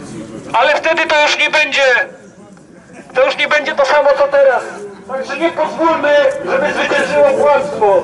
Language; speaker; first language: Polish; native; Polish